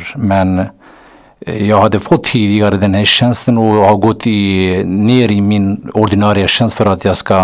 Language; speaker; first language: Swedish; early bilingual, other home language; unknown